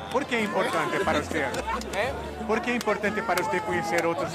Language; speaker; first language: Spanish; non-native, fluent; Portuguese